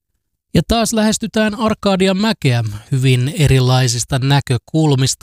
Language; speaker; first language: Finnish; native; Finnish